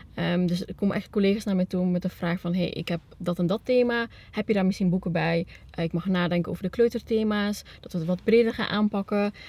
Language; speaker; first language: Dutch; early bilingual, other home language; Spanish